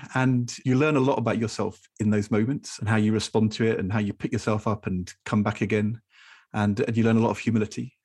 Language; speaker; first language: English; native; English